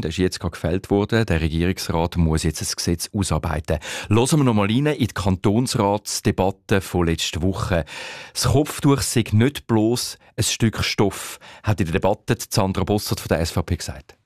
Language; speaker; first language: German; native; German